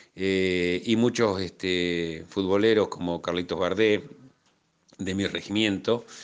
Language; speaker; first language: Spanish; native; Spanish